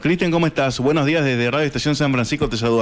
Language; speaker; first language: Spanish; native; Spanish